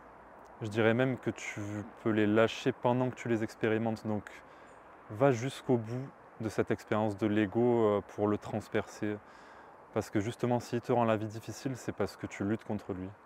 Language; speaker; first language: French; native; French